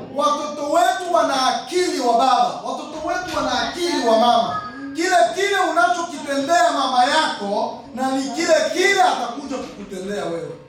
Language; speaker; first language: Swahili; non-native, local second language; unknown